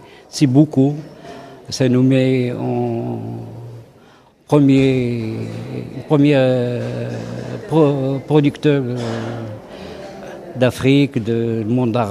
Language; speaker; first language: French; non-native, local second language; Arabic